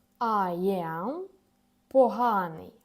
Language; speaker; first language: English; non-native, fluent; Ukrainian